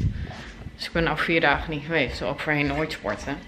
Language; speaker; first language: Dutch; native; Dutch